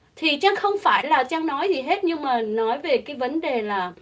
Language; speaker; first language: Vietnamese; native; Vietnamese